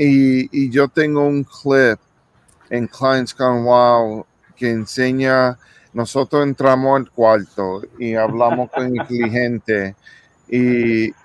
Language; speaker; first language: Spanish; early bilingual, heritage; English